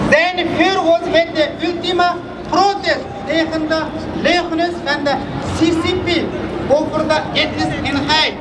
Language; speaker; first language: Dutch; non-native, fluent; Uyghur